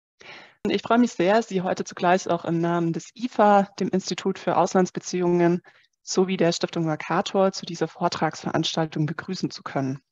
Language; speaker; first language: German; native; German